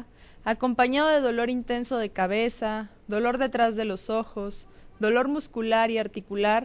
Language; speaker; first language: Spanish; native; Spanish